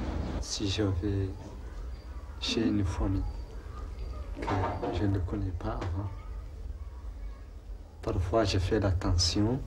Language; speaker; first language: French; non-native, local second language; Arabic